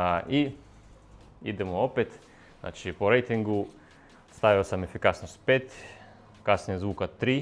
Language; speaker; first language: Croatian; non-native, fluent; Russian